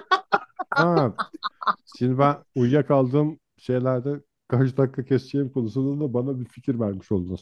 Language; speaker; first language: Turkish; native; Turkish